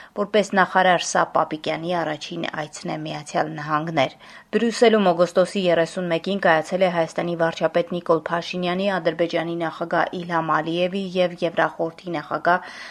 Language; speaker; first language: Armenian; native; Armenian